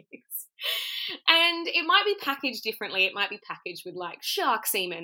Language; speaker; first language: English; native; English